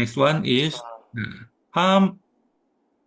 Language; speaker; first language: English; non-native, fluent; Indonesian